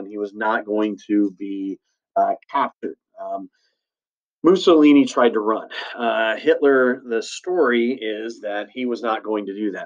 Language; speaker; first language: English; native; English